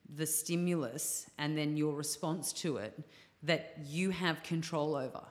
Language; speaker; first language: English; native; English